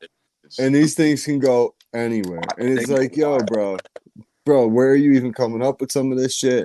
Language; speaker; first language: English; native; English